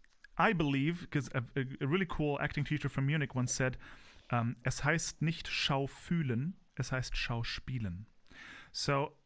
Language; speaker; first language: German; native; German